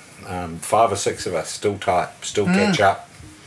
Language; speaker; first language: English; native; English